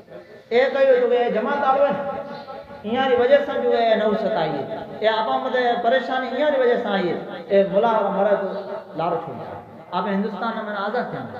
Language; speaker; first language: Urdu; native; Urdu